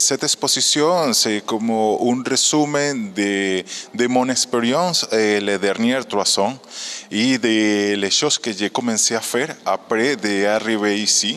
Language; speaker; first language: French; non-native, learner; Spanish